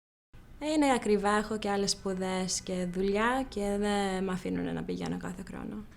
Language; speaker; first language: Greek; early bilingual, heritage; Greek